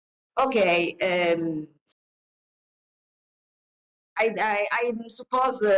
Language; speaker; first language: English; non-native, learner; Italian